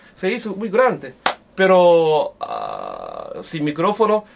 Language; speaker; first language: Spanish; non-native, learner; Japanese